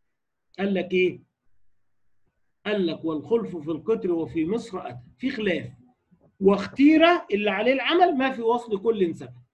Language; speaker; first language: Arabic; native; Arabic